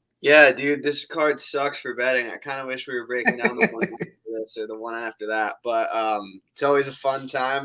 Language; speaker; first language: English; native; English